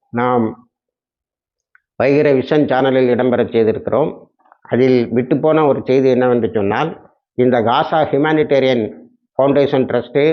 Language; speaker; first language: Tamil; native; Tamil